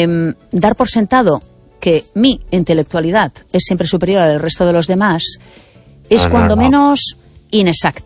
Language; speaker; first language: Spanish; native; Spanish